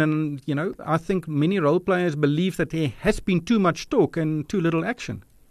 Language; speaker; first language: English; non-native, local second language; Afrikaans